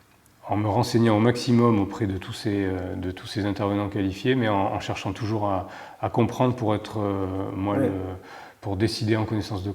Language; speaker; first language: French; native; French